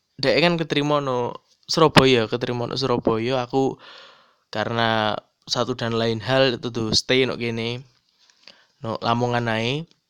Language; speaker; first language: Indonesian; native; Indonesian